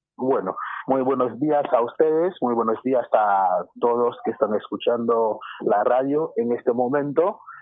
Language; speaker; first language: Spanish; non-native, fluent; Haitian Creole